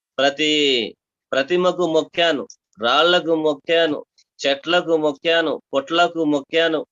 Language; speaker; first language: Telugu; non-native, local second language; Tamil